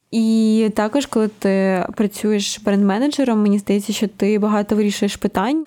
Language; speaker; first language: Ukrainian; native; Ukrainian